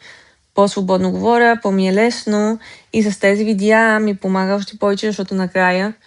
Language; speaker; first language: Bulgarian; early bilingual, heritage; Bulgarian